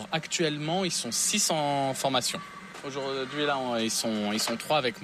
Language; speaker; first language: French; native; French